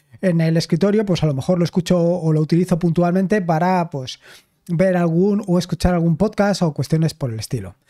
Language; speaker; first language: Spanish; native; Spanish